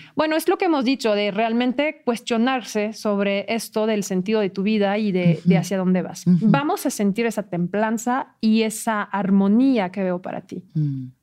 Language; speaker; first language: Spanish; non-native, fluent; French